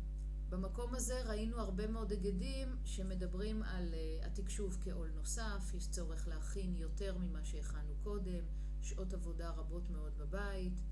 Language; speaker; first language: Hebrew; native; Hebrew